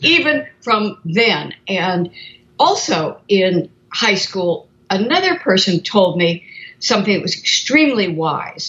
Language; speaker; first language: English; native; English